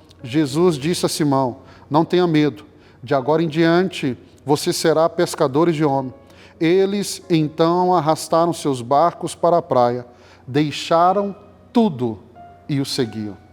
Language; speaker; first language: Portuguese; native; Portuguese